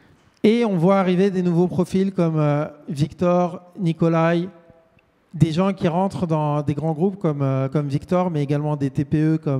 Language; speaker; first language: French; native; French